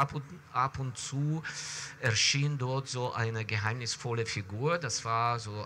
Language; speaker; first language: German; non-native, fluent; Ukrainian